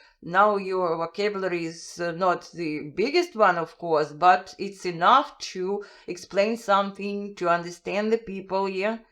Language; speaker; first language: English; non-native, fluent; Russian